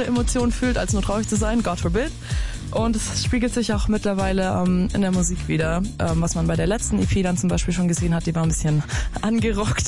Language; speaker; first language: German; native; German